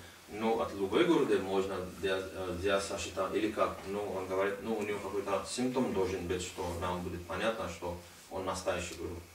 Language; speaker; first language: Russian; non-native, learner; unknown